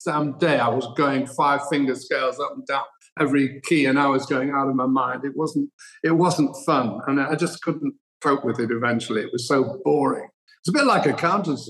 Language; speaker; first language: English; native; English